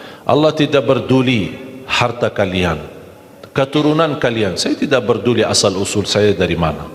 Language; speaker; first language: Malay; non-native, fluent; Arabic